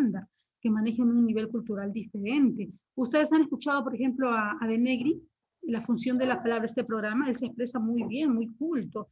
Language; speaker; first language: Spanish; native; Spanish